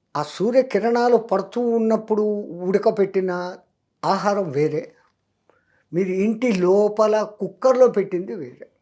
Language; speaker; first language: Telugu; non-native, local second language; Hindi